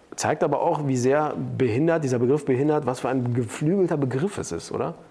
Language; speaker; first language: German; early bilingual, other home language; Turkish